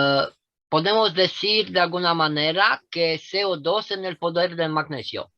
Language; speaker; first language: Spanish; non-native, fluent; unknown